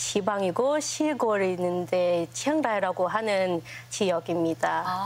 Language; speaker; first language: Korean; non-native, fluent; Thai